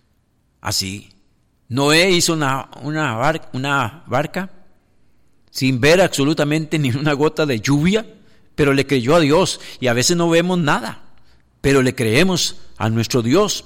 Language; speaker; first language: Spanish; native; Spanish